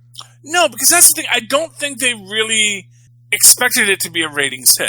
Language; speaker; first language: English; native; English